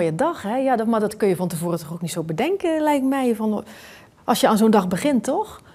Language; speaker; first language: Dutch; native; Dutch